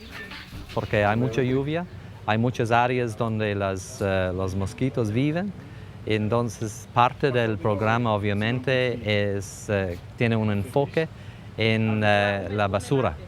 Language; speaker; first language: Spanish; non-native, fluent; English